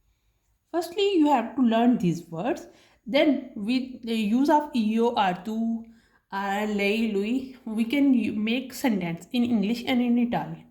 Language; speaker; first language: English; non-native, learner; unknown